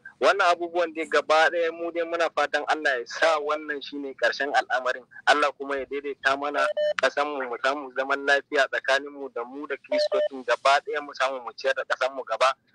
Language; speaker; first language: Hausa; native; Hausa